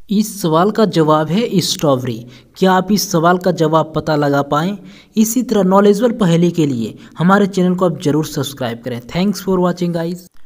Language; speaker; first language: Hindi; native; Hindi